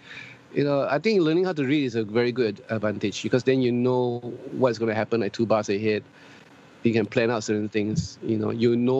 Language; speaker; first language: English; native; English